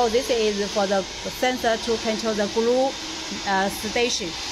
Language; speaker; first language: English; non-native, learner; Chinese